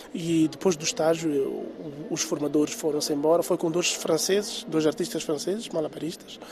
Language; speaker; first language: Portuguese; non-native, local second language; Tsonga